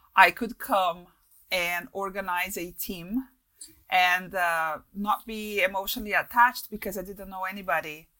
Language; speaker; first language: English; non-native, fluent; Portuguese